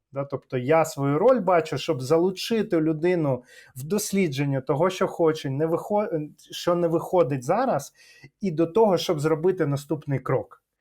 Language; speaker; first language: Ukrainian; non-native, local second language; Russian